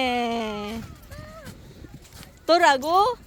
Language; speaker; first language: Korean; non-native, learner; Filipino